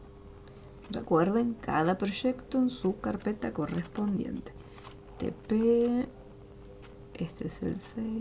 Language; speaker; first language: Spanish; native; Spanish